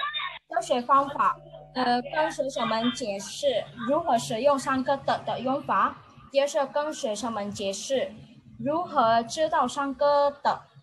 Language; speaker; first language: Chinese; non-native, learner; Indonesian